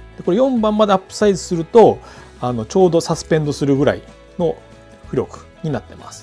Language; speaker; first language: Japanese; native; Japanese